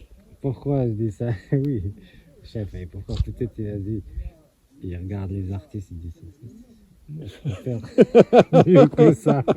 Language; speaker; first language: French; non-native, local second language; Arabic